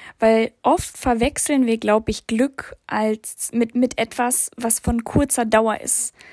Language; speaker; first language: German; early bilingual, other home language; English